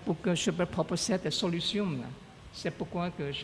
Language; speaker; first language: French; non-native, learner; Chinese